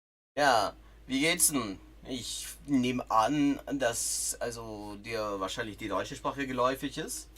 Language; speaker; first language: German; non-native, fluent; English